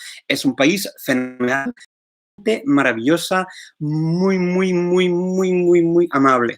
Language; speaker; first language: Spanish; non-native, fluent; English